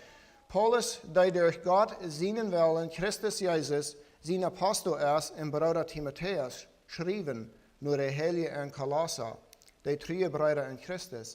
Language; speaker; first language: German; non-native, learner; Plautdietsch